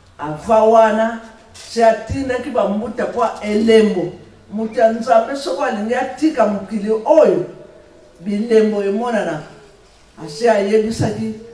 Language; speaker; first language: Lingala; non-native, local second language; Kongo